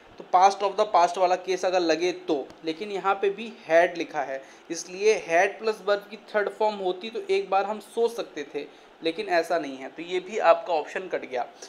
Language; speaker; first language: Hindi; native; Hindi